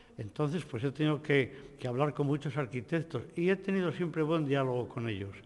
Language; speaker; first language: Spanish; native; Spanish